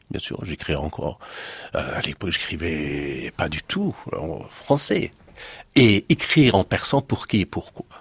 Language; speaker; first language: French; non-native, fluent; Persian